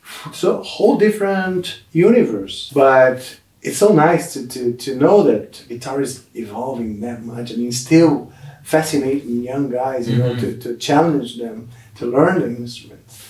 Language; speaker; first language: English; non-native, fluent; Portuguese